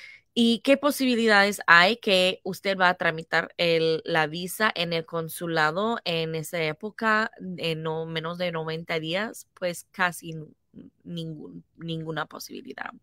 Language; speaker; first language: Spanish; non-native, fluent; English